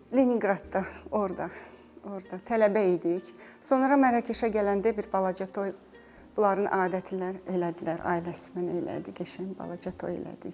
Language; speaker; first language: Azerbaijani; native; Azerbaijani